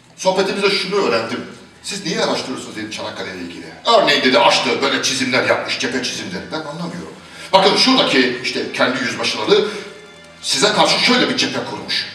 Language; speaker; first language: Turkish; native; Turkish